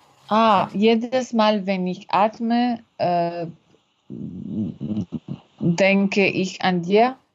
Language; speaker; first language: German; non-native, learner; French